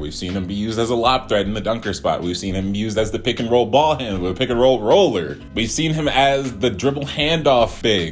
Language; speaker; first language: English; native; English